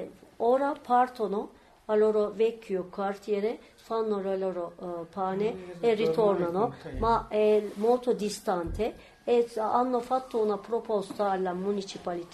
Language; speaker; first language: Italian; non-native, learner; Turkish